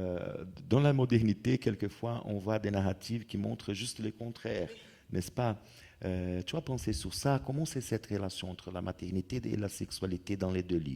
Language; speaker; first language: French; non-native, fluent; Portuguese